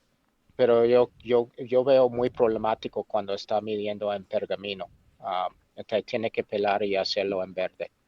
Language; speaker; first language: Spanish; non-native, fluent; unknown